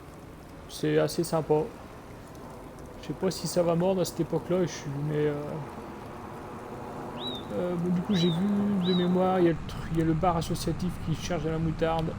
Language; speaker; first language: French; native; French